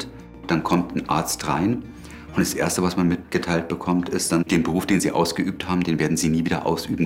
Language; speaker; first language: German; native; German